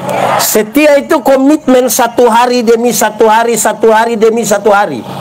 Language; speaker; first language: Malay; native; Malay